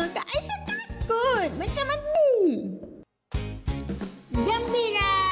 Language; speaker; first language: Malay; native; Malay